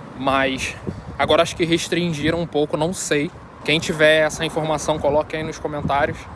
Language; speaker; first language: Portuguese; native; Portuguese